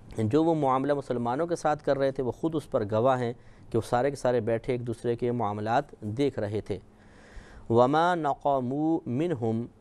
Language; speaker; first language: Urdu; native; Urdu